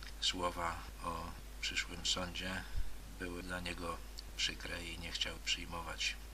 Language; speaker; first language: Polish; native; Polish